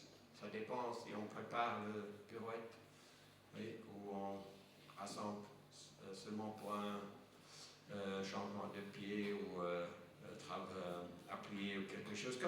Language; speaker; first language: French; non-native, fluent; English